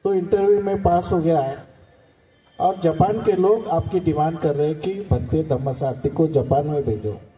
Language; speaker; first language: Hindi; non-native, local second language; Marathi